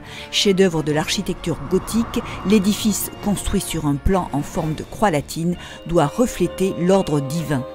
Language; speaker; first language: French; native; French